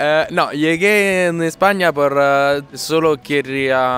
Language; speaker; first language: Spanish; non-native, learner; Italian